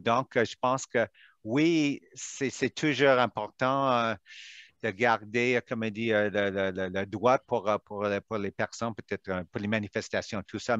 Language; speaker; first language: French; non-native, local second language; English